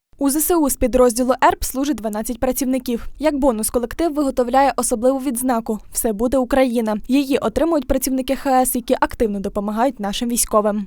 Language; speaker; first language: Ukrainian; native; Ukrainian